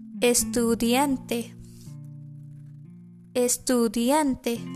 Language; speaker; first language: Spanish; non-native, fluent; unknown